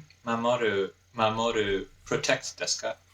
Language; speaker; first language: Japanese; non-native, learner; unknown